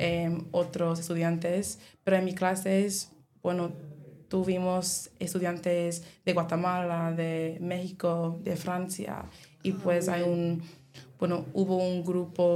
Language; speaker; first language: Spanish; non-native, learner; English